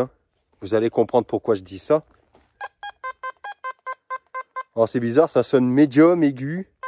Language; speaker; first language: French; native; French